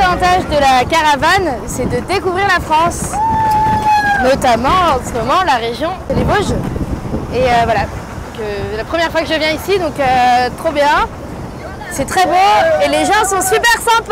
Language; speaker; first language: French; native; French